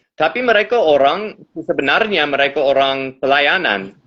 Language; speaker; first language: Indonesian; non-native, learner; English